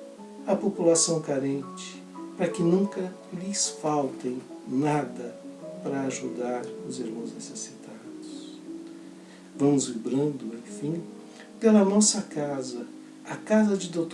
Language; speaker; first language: Portuguese; native; Portuguese